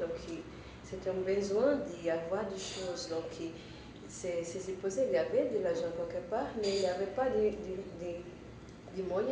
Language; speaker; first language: French; non-native, fluent; Spanish